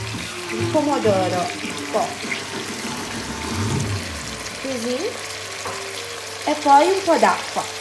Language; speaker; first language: Italian; early bilingual, other home language; Filipino